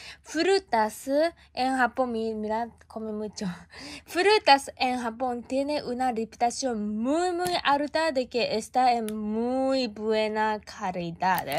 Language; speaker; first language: Spanish; non-native, learner; Japanese